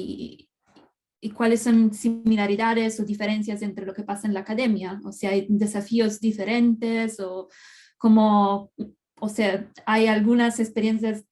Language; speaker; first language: Spanish; non-native, fluent; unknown